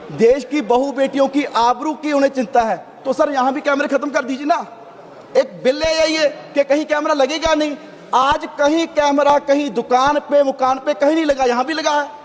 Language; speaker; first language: Hindi; non-native, local second language; Punjabi